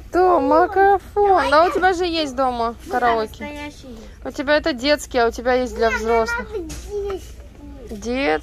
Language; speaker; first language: Russian; native; Russian